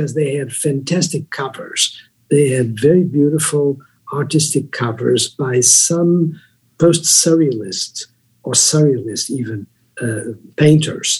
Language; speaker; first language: English; non-native, fluent; Portuguese